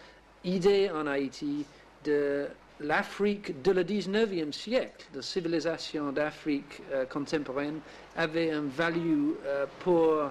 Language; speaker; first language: French; non-native, learner; English